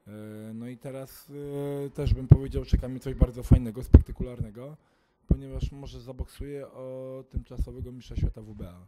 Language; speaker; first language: Polish; native; Polish